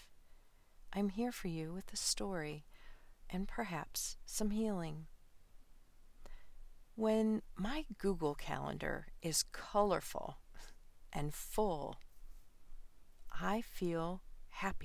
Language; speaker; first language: English; native; English